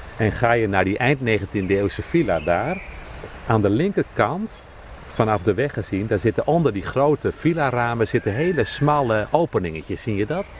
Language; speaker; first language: Dutch; native; Dutch